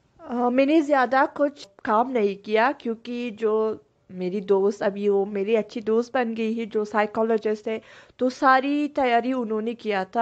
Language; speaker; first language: Hindi; non-native, fluent; Persian